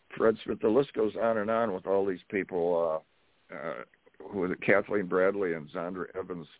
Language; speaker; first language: English; native; English